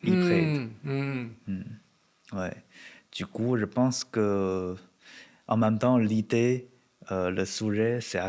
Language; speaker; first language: French; non-native, learner; Chinese